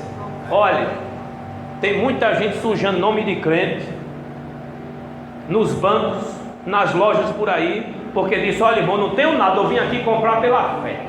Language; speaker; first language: Portuguese; native; Portuguese